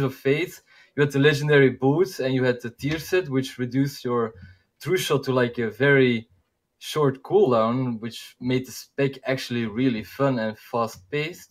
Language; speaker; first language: English; non-native, fluent; Dutch